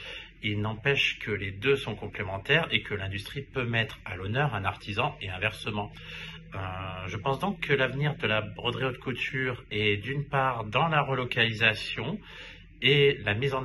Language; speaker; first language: French; native; French